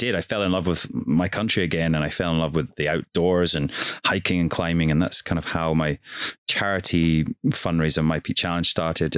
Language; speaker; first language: English; native; English